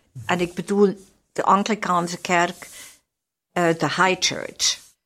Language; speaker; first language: Dutch; non-native, fluent; German